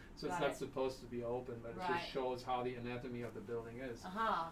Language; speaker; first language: English; non-native, fluent; German